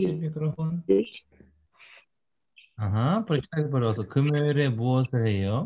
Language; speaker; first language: Russian; non-native, fluent; Korean